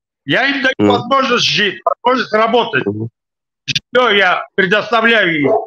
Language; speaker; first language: Russian; non-native, local second language; Tajik